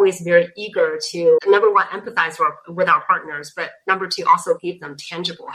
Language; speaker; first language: English; non-native, fluent; Chinese